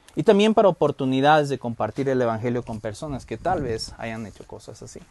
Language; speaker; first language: Spanish; early bilingual, heritage; Spanish